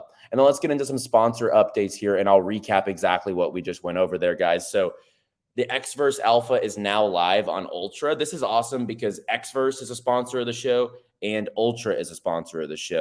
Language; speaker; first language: English; native; English